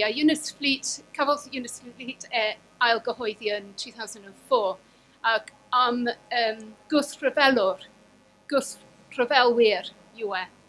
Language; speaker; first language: Welsh; non-native, fluent; English